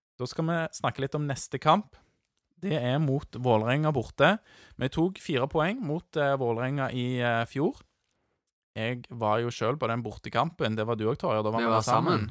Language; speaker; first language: Norwegian; native; Norwegian